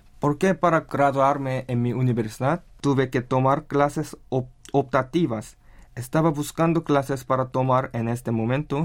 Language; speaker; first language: Spanish; non-native, learner; Korean